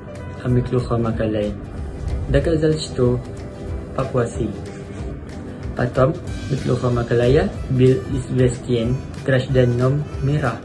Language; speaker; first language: Russian; non-native, learner; Malay